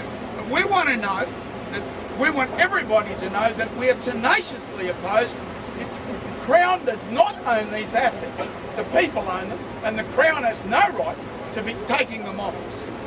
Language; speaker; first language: English; native; English